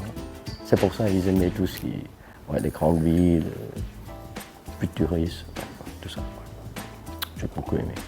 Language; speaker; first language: French; non-native, fluent; Cantonese